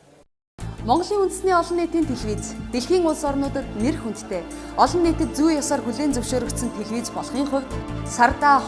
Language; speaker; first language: Mongolian; native; Mongolian